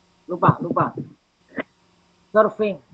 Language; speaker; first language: English; non-native, learner; Indonesian